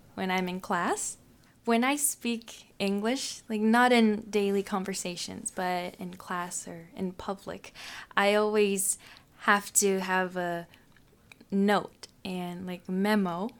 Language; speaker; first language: English; non-native, fluent; Japanese